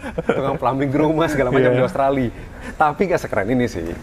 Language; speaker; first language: Indonesian; early bilingual, heritage; Indonesian